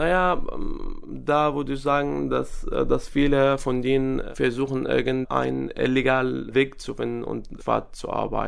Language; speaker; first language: German; non-native, fluent; Arabic